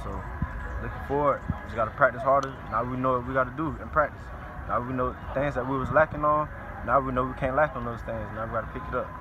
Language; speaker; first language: English; native; English